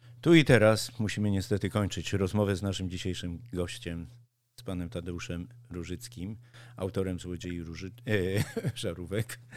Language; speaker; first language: Polish; native; Polish